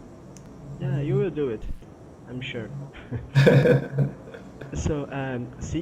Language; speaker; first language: English; non-native, fluent; Portuguese